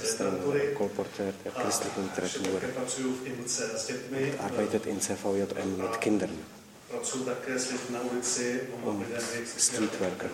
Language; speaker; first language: German; non-native, fluent; Czech